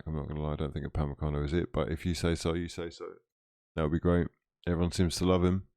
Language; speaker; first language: English; native; English